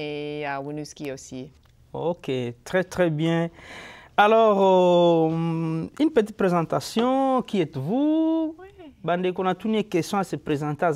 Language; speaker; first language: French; non-native, local second language; Lingala